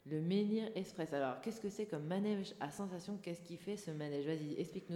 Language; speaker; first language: French; native; French